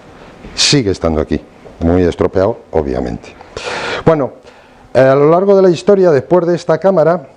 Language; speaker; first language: Spanish; native; Spanish